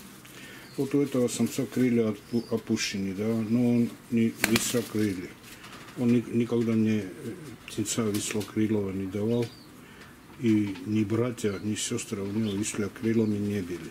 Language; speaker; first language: Russian; non-native, local second language; Georgian